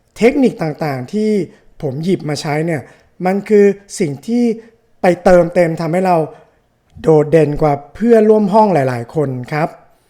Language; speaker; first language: Thai; native; Thai